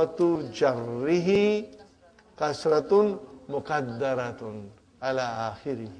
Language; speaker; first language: Arabic; non-native, fluent; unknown